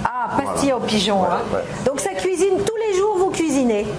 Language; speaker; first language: French; native; French